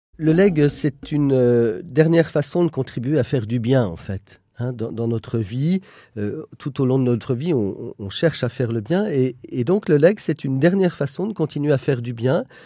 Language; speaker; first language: French; native; French